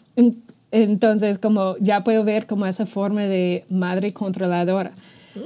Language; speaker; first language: Spanish; non-native, fluent; English